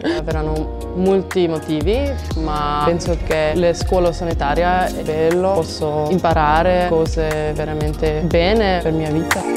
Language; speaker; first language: Italian; non-native, local second language; Swiss German